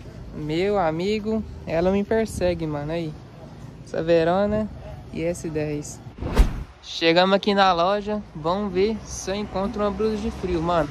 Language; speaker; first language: Portuguese; native; Portuguese